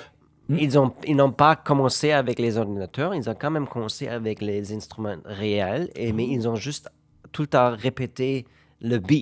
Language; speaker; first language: French; non-native, fluent; German